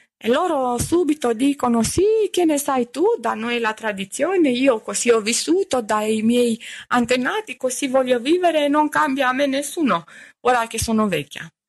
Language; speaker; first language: Italian; non-native, fluent; Romanian